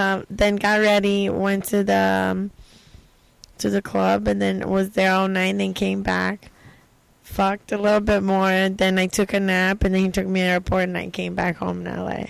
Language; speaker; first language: English; non-native, fluent; Portuguese